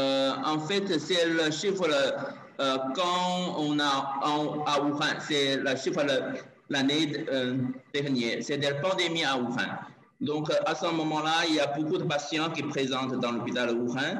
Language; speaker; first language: French; non-native, learner; Chinese